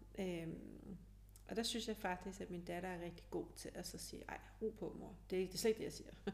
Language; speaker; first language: Danish; early bilingual, other home language; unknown